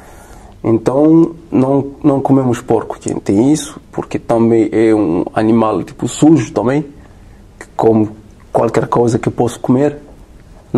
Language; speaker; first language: Portuguese; non-native, learner; French